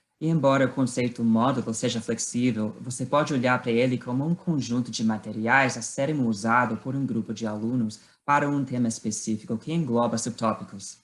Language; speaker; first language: Portuguese; non-native, fluent; English